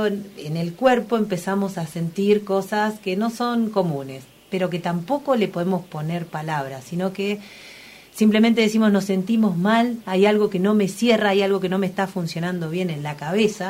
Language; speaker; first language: Spanish; native; Spanish